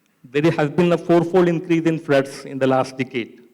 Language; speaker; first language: English; non-native, local second language; Marathi